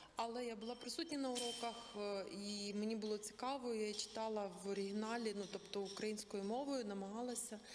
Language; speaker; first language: Ukrainian; non-native, local second language; Russian